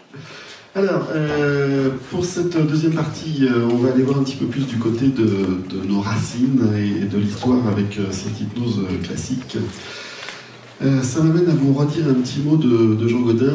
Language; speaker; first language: French; native; French